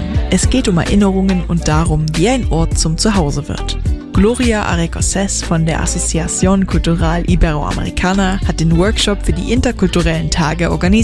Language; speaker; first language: German; native; German